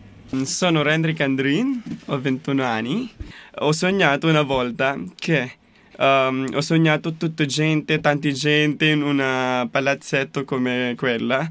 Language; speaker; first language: Italian; non-native, fluent; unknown